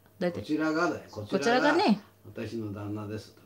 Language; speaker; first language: Japanese; native; Japanese